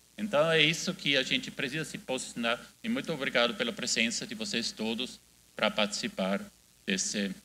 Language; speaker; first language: Portuguese; non-native, fluent; German